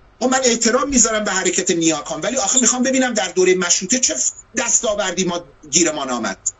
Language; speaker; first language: Persian; non-native, local second language; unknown